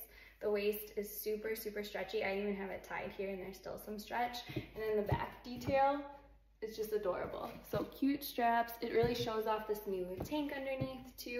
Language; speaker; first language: English; native; English